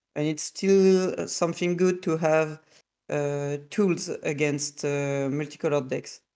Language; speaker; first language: English; non-native, fluent; French